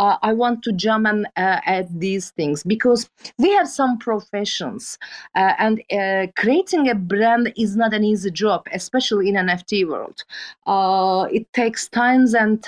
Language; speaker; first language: English; non-native, fluent; Turkish